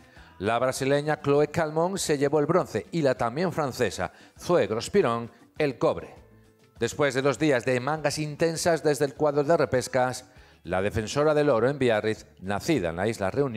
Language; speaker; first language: Spanish; native; Spanish